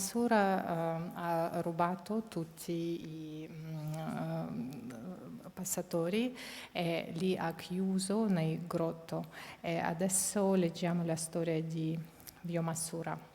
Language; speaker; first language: Italian; non-native, fluent; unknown